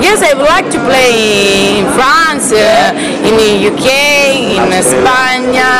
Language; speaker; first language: English; non-native, learner; Italian